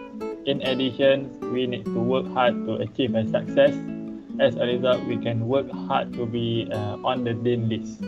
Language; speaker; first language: English; non-native, learner; Malay